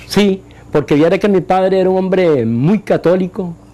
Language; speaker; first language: Spanish; native; Spanish